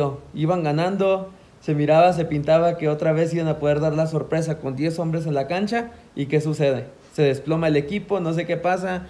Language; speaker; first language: Spanish; native; Spanish